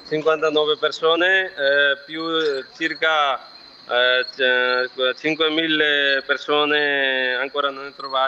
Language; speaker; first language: Italian; non-native, fluent; Nepali